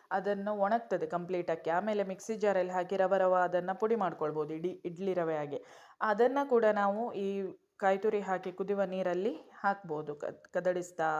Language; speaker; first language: Kannada; non-native, local second language; Konkani